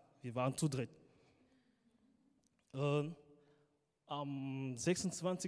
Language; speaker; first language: German; non-native, fluent; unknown